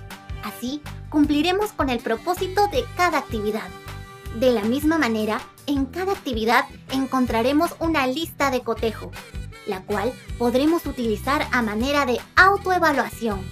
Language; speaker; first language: Spanish; native; Spanish